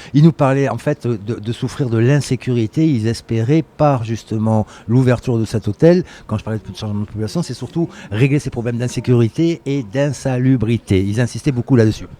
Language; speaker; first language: French; native; French